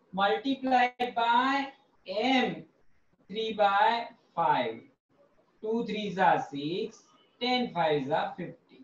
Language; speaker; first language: Hindi; non-native, local second language; Gujarati